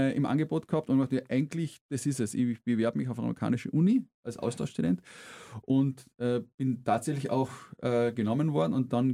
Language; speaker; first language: German; native; German